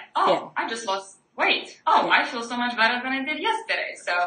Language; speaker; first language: English; non-native, fluent; Ukrainian